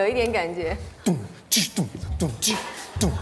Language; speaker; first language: Chinese; native; Chinese